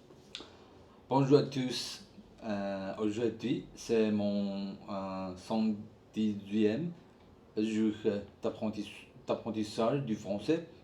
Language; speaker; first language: French; non-native, learner; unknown